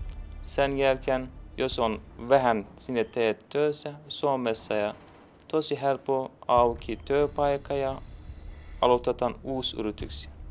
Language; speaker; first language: Finnish; non-native, learner; Turkish